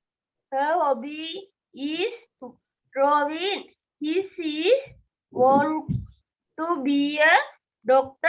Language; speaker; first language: English; non-native, learner; Sinhala